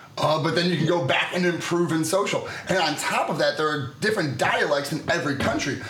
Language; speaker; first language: English; native; English